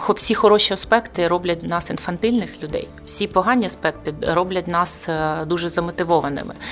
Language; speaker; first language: Ukrainian; non-native, local second language; Russian